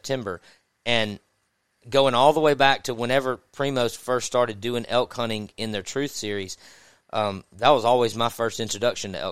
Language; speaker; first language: English; native; English